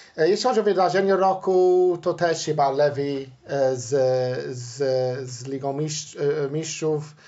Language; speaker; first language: Polish; non-native, fluent; English